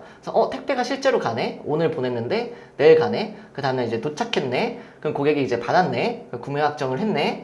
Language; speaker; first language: Korean; native; Korean